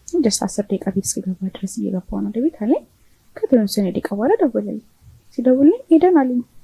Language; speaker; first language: Amharic; native; Amharic